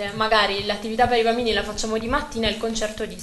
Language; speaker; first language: Italian; native; Italian